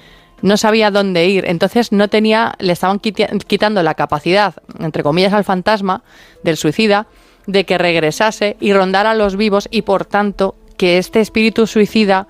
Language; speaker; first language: Spanish; native; Spanish